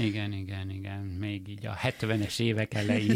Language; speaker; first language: Hungarian; early bilingual, heritage; Hungarian